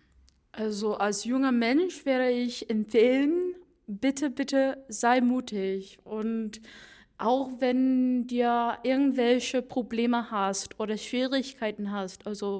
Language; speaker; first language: German; non-native, fluent; English